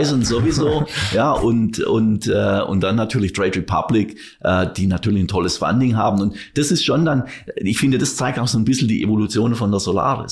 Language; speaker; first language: German; native; German